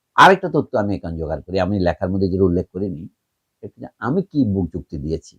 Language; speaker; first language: Bangla; native; Bangla